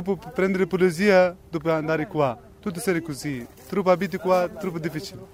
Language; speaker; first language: Italian; non-native, learner; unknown